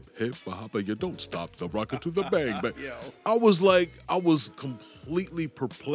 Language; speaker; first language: English; native; English